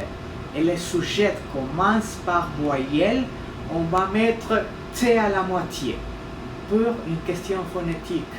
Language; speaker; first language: French; non-native, fluent; Spanish